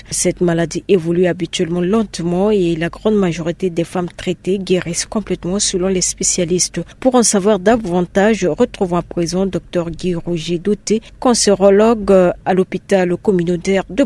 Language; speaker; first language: French; non-native, local second language; Sango